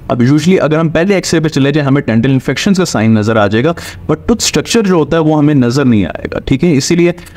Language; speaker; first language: Urdu; native; Urdu